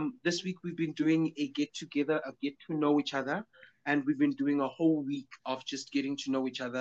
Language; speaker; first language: English; non-native, local second language; Zulu